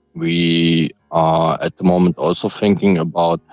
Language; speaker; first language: English; non-native, fluent; German